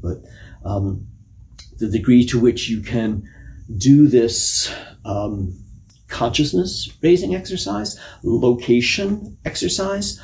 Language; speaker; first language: English; native; English